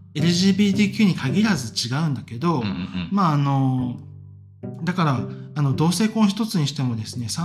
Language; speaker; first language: Japanese; native; Japanese